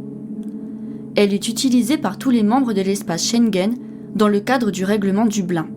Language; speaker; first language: French; native; French